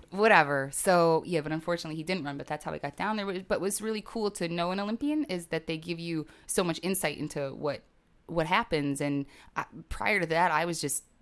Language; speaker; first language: English; native; English